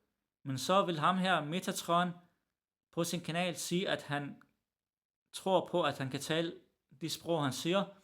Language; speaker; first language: Danish; early bilingual, other home language; Arabic